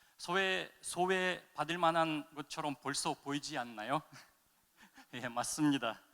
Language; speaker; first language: Korean; non-native, fluent; Russian